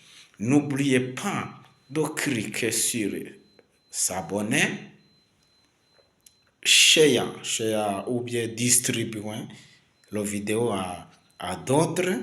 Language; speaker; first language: French; non-native, local second language; Kinyarwanda